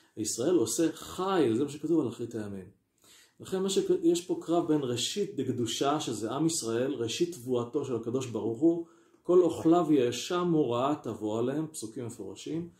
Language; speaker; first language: Hebrew; native; Hebrew